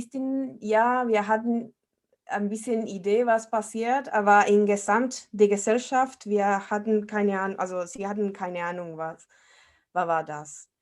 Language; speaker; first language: German; non-native, fluent; Spanish